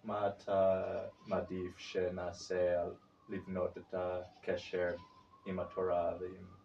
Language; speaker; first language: Hebrew; non-native, learner; English